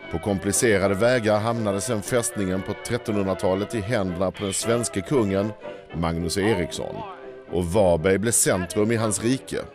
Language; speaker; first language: Swedish; native; Swedish